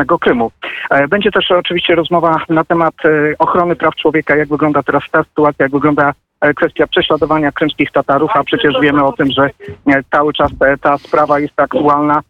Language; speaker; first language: Polish; native; Polish